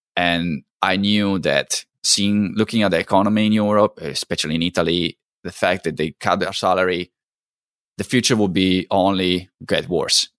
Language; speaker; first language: English; non-native, fluent; Italian